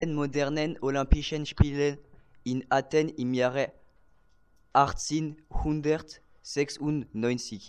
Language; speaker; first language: German; non-native, learner; French